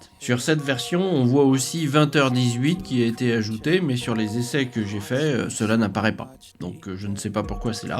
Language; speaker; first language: French; native; French